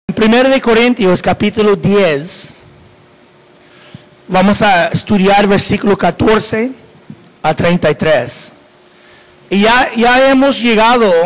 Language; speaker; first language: Spanish; non-native, fluent; English